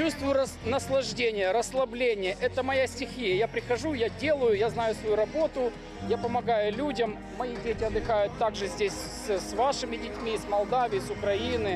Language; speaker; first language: Russian; native; Russian